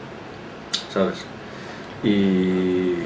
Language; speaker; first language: Spanish; native; Spanish